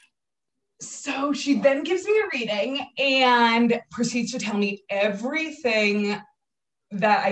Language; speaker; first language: English; native; English